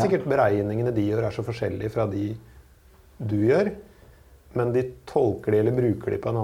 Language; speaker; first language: Norwegian; native; Norwegian